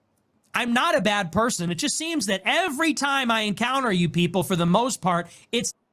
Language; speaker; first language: English; native; English